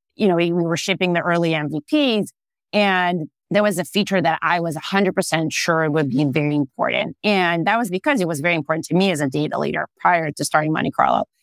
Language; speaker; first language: English; non-native, fluent; Hebrew